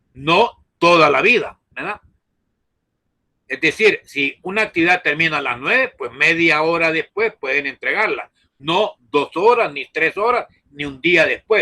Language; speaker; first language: Spanish; native; Spanish